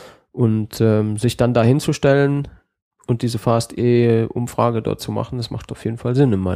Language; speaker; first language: German; native; German